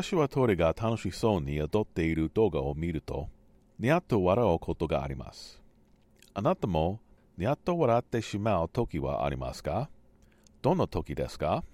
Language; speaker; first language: Japanese; non-native, learner; English